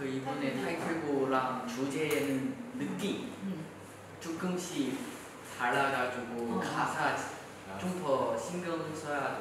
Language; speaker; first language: Korean; non-native, learner; Chinese